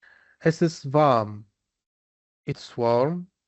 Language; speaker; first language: German; non-native, fluent; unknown